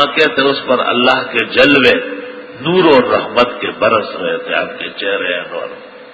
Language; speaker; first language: Urdu; non-native, local second language; Pashto